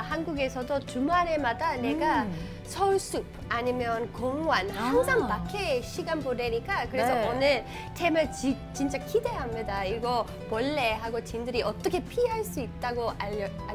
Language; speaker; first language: Korean; non-native, learner; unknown